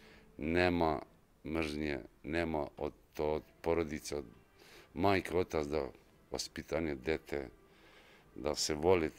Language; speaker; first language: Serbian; non-native, local second language; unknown